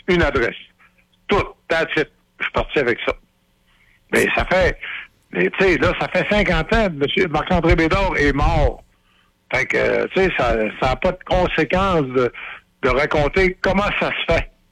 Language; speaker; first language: French; native; French